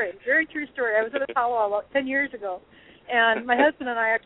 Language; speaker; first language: English; early bilingual, other home language; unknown